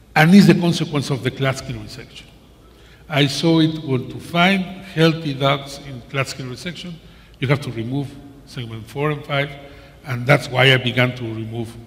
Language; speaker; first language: English; non-native, learner; Spanish